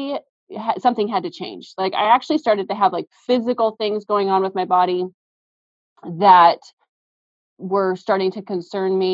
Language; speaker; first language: English; native; English